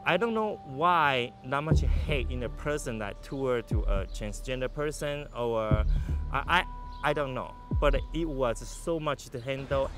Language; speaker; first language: English; non-native, learner; Chinese